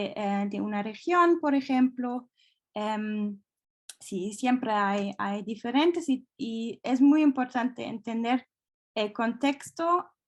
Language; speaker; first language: Spanish; non-native, fluent; German